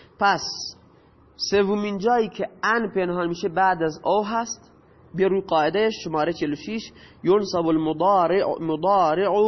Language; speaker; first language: Persian; non-native, local second language; Baluchi